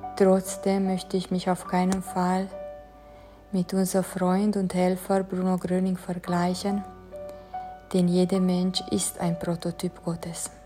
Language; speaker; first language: German; non-native, fluent; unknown